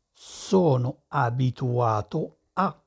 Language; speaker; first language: Italian; non-native, fluent; Arabic